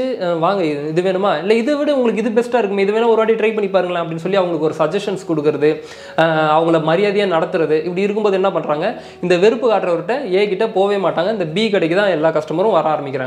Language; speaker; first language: Tamil; native; Tamil